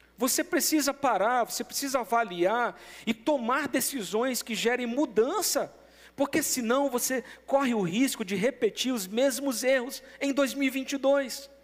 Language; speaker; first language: Portuguese; native; Portuguese